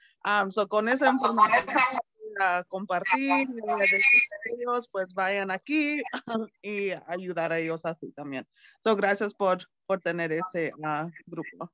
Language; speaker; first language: Spanish; early bilingual, heritage; Spanish